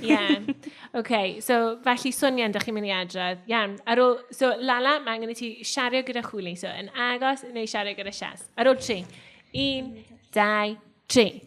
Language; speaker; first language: Welsh; native; Welsh